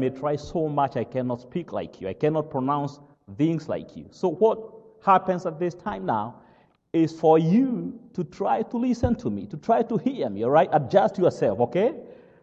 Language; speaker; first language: English; non-native, local second language; Kikuyu